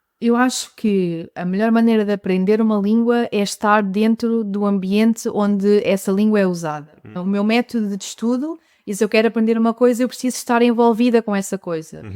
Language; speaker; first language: Portuguese; native; Portuguese